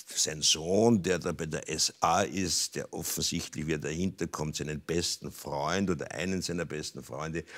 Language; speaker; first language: German; native; German